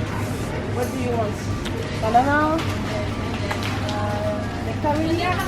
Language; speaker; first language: English; non-native, learner; French